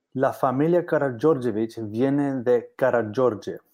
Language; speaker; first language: Spanish; non-native, learner; English